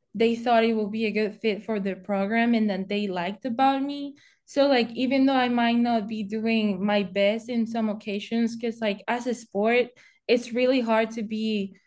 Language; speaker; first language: English; non-native, fluent; Spanish